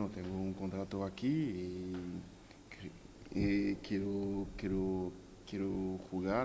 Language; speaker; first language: Spanish; non-native, learner; French